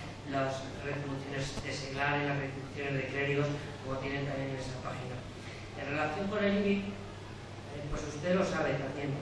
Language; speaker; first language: Spanish; native; Spanish